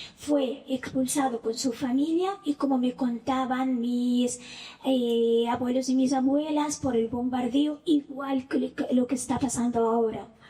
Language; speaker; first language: Spanish; non-native, fluent; Arabic